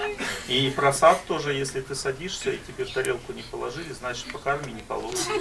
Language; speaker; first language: Russian; native; Russian